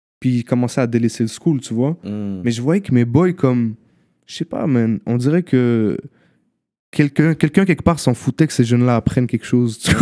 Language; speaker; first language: French; early bilingual, other home language; Arabic